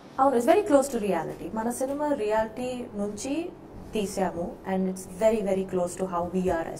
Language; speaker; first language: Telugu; non-native, fluent; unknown